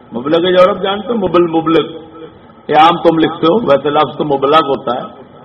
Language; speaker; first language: Urdu; non-native, local second language; Punjabi